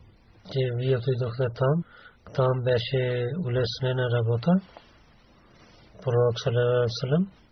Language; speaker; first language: Bulgarian; non-native, learner; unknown